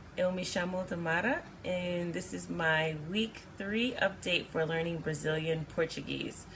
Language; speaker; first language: English; native; English